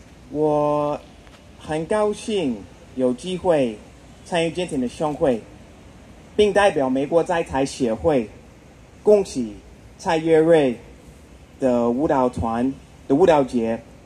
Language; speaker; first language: Chinese; non-native, fluent; English